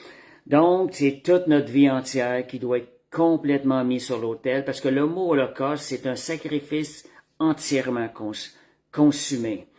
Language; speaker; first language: French; native; French